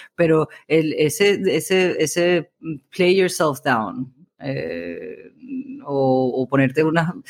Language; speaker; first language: Spanish; native; Spanish